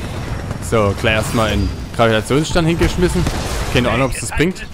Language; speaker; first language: German; native; German